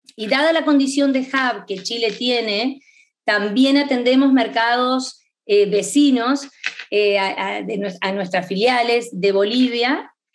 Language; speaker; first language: Spanish; native; Spanish